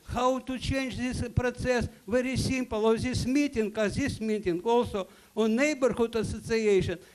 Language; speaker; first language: English; non-native, learner; Russian